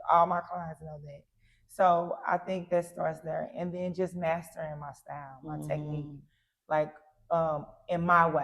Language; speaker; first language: English; native; English